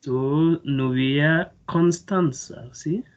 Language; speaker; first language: Spanish; non-native, fluent; Haitian Creole